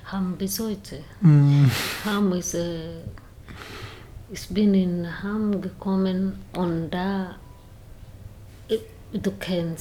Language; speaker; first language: German; non-native, learner; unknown